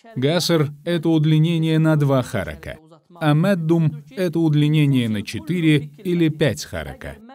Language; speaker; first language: Russian; non-native, fluent; Azerbaijani